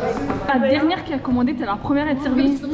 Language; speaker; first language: French; native; French